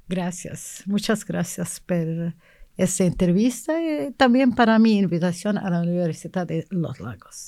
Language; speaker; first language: Spanish; non-native, learner; Arabic